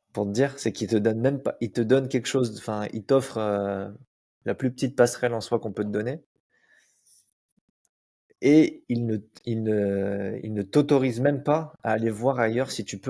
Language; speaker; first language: French; native; French